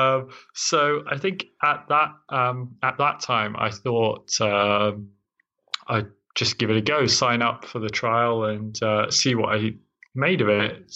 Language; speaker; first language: English; native; English